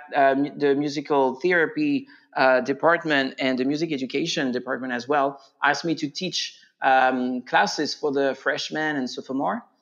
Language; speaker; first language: English; non-native, fluent; French